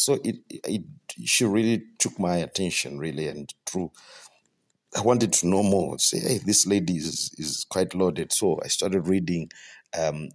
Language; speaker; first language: English; non-native, local second language; Shona